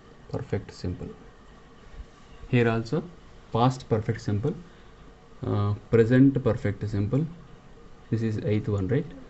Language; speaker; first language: English; non-native, local second language; Telugu